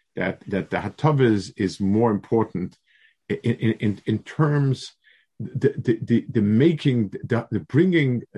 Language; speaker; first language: English; native; English